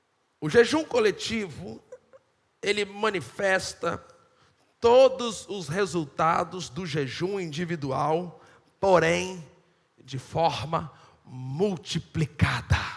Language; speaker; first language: Portuguese; native; Portuguese